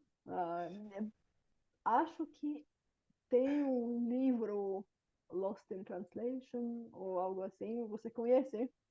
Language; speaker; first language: Portuguese; non-native, fluent; Bulgarian